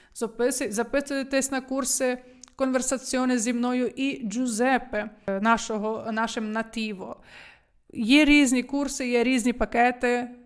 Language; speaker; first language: Ukrainian; native; Ukrainian